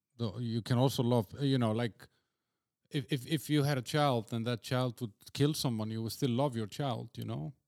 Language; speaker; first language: English; non-native, fluent; Icelandic